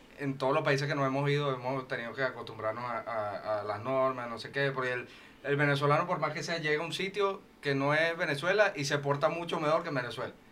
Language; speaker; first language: Spanish; native; Spanish